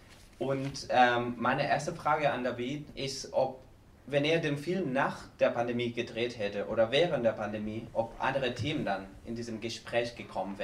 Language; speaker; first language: German; non-native, learner; Spanish